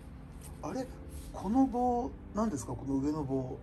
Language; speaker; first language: Japanese; native; Japanese